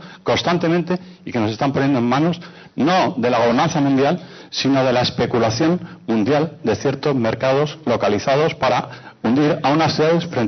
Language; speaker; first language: Spanish; native; Spanish